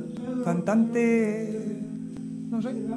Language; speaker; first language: Spanish; native; Spanish